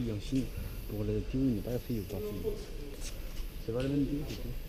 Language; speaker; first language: French; non-native, learner; Chinese